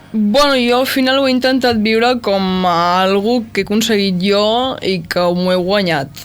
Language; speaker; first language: Catalan; native; Catalan